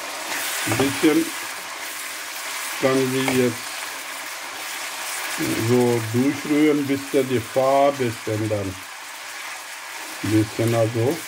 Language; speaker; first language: German; non-native, learner; Urdu